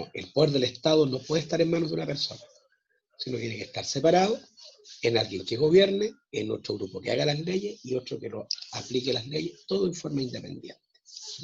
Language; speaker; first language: Spanish; native; Spanish